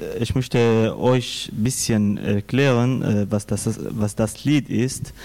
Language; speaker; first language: German; non-native, learner; Arabic